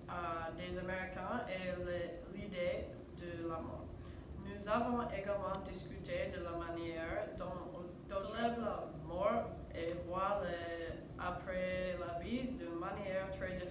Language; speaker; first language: French; non-native, learner; English